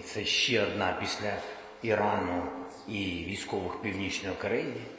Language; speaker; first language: Ukrainian; non-native, local second language; Russian